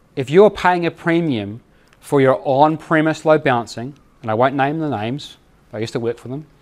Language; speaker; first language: English; native; English